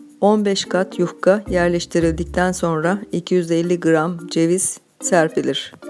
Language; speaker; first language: Turkish; native; Turkish